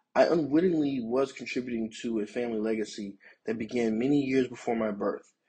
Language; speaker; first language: English; native; English